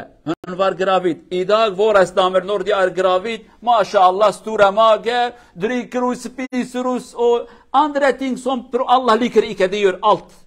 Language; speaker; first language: Swedish; non-native, learner; Kurdish